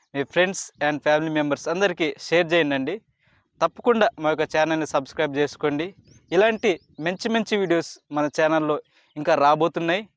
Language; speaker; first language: Telugu; non-native, local second language; Koya